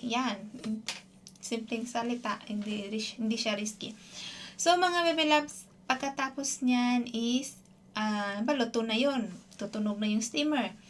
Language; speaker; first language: Filipino; non-native, local second language; Cebuano